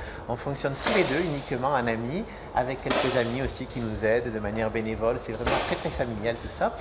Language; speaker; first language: French; native; French